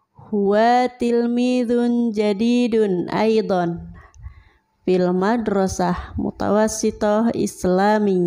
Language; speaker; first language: Arabic; non-native, fluent; Indonesian